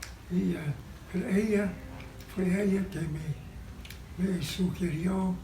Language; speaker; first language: Spanish; non-native, fluent; English